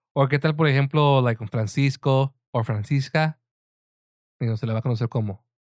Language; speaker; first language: Spanish; early bilingual, heritage; Spanish